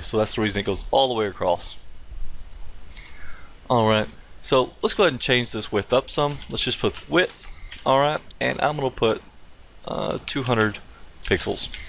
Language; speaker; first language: English; native; English